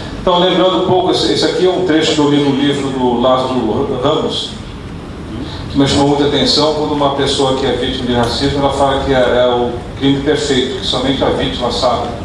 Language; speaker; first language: Portuguese; early bilingual, other home language; Dutch